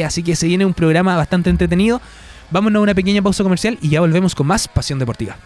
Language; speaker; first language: Spanish; native; Spanish